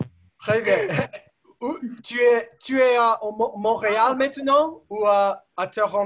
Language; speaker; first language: French; non-native, learner; English